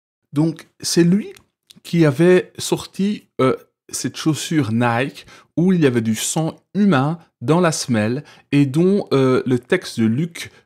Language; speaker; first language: French; native; French